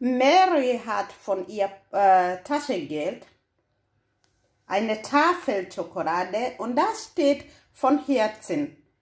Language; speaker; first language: German; non-native, fluent; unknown